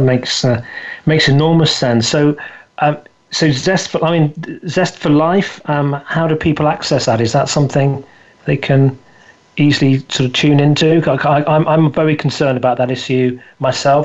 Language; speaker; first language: English; native; English